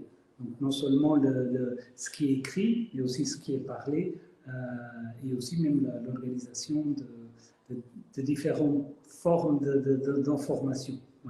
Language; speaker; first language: French; non-native, fluent; Spanish